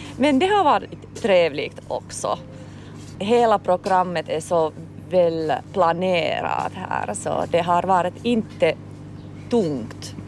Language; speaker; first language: Swedish; non-native, local second language; Finnish